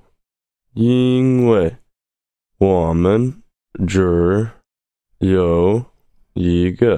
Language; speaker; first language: Chinese; non-native, learner; English